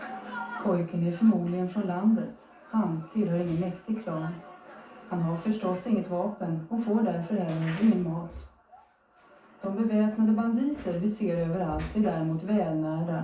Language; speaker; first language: Swedish; native; Swedish